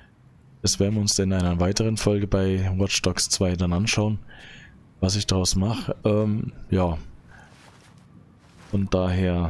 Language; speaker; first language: German; native; German